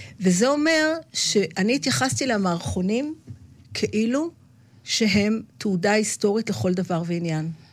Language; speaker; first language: Hebrew; native; Hebrew